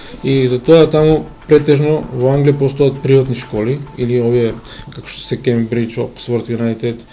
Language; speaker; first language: Macedonian; native; Macedonian